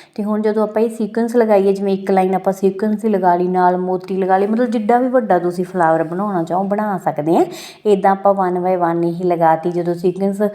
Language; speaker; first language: Punjabi; native; Punjabi